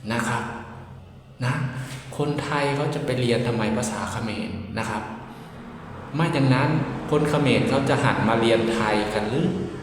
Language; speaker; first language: Thai; native; Thai